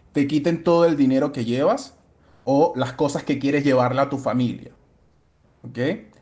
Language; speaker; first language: Spanish; native; Spanish